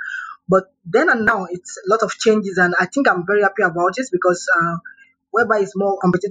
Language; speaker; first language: English; non-native, local second language; Yoruba